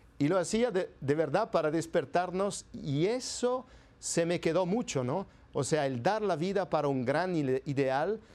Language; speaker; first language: Spanish; non-native, fluent; Italian